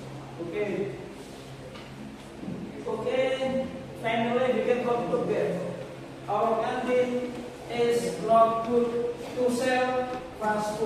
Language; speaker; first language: English; non-native, learner; Indonesian